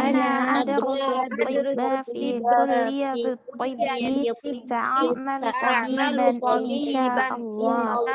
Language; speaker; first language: Arabic; non-native, learner; Indonesian